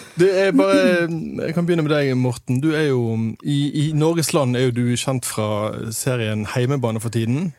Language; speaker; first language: Norwegian; native; Norwegian